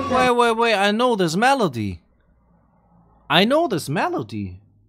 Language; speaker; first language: English; non-native, fluent; German